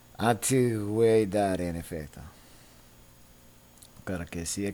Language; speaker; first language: Spanish; non-native, fluent; English